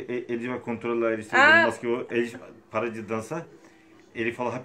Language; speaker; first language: Portuguese; non-native, learner; Turkish